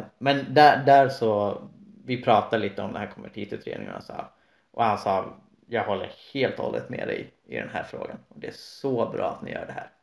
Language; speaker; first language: Swedish; native; Swedish